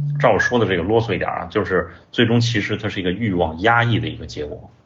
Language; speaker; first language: Chinese; native; Chinese